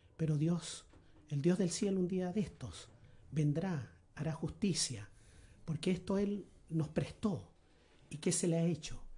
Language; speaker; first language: Spanish; native; Spanish